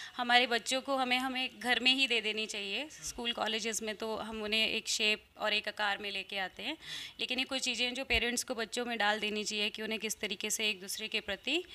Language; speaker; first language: Hindi; native; Hindi